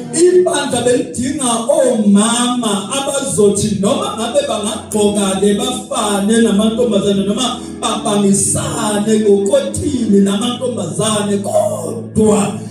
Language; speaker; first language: Zulu; native; Zulu